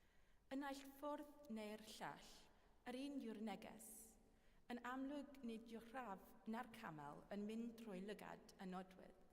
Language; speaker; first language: Welsh; non-native, fluent; English